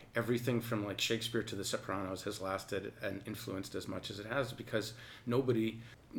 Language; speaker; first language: English; native; English